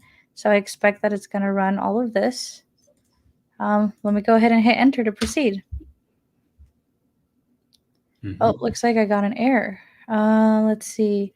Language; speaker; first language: English; native; English